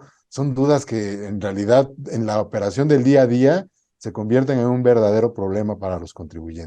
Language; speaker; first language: Spanish; native; Spanish